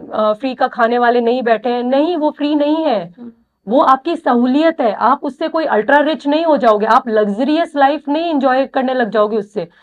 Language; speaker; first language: Hindi; native; Hindi